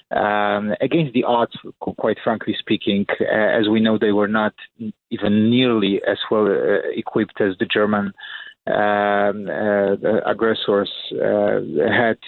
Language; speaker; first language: English; non-native, fluent; Polish